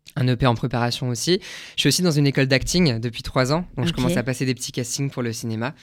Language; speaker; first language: French; native; French